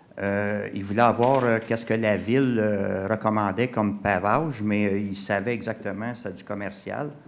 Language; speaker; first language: French; native; French